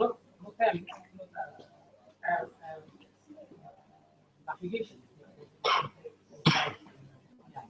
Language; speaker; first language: English; non-native, learner; Indonesian